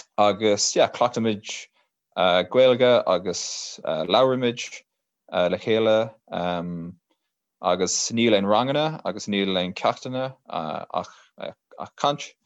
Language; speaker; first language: Irish; native; Irish